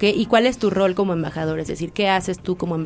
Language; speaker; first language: Spanish; native; Spanish